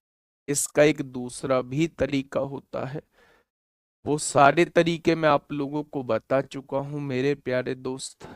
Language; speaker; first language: Hindi; native; Hindi